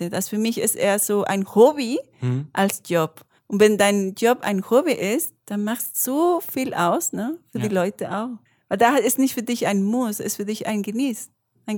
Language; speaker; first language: German; non-native, learner; Spanish